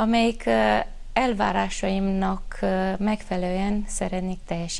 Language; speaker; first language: Hungarian; non-native, fluent; Romanian